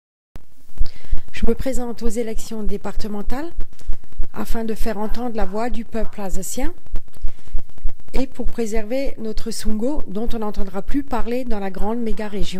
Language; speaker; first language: French; native; French